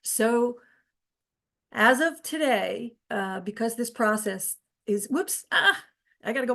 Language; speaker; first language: English; native; English